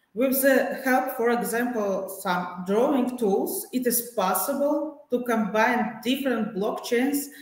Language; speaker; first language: English; non-native, fluent; Russian